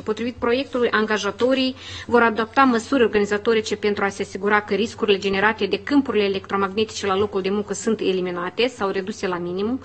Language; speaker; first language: Romanian; native; Romanian